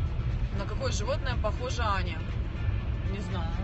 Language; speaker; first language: Russian; native; Russian